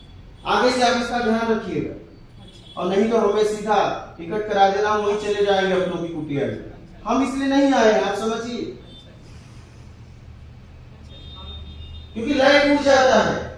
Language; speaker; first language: Hindi; native; Hindi